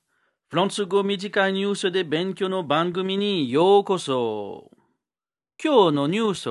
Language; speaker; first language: Japanese; non-native, learner; French